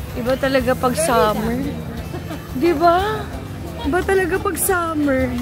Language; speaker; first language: Filipino; non-native, local second language; Cebuano